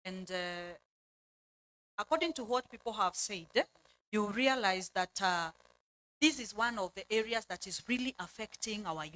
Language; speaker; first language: English; non-native, local second language; Swahili